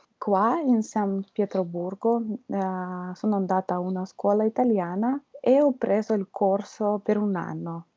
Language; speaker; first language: Italian; non-native, learner; Russian